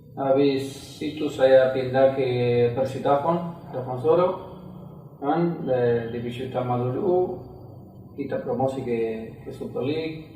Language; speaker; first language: Indonesian; non-native, fluent; Spanish